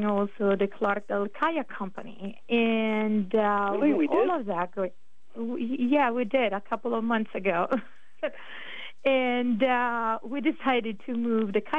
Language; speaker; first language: English; non-native, fluent; Italian